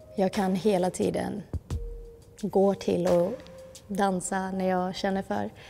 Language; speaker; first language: Swedish; early bilingual, other home language; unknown